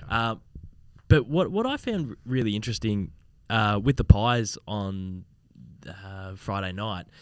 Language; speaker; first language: English; native; English